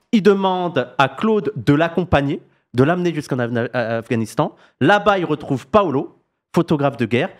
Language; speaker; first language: French; native; French